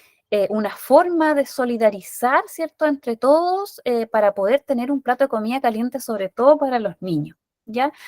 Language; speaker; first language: Spanish; native; Spanish